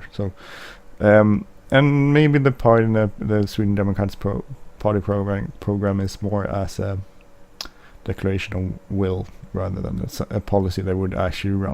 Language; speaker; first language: English; non-native, fluent; Swedish